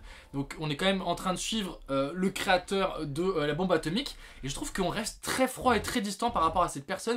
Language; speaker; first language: French; native; French